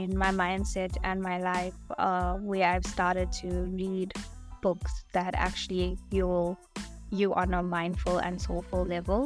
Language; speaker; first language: English; native; English